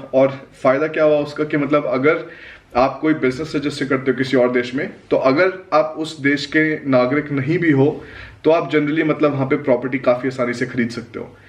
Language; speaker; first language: Hindi; native; Hindi